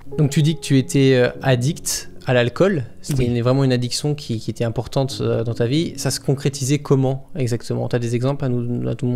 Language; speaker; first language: French; native; French